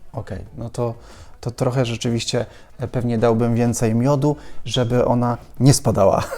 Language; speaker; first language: Polish; native; Polish